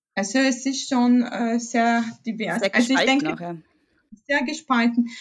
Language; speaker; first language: German; early bilingual, other home language; Polish